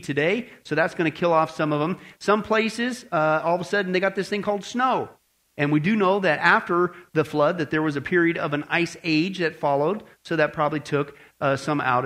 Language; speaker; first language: English; native; English